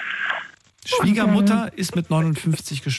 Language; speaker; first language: German; native; German